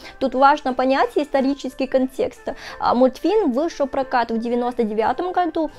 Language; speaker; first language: Russian; non-native, fluent; Chinese